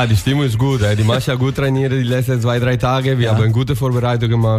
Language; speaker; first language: German; non-native, learner; Italian